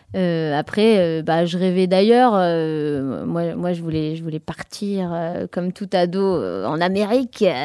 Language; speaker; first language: French; native; French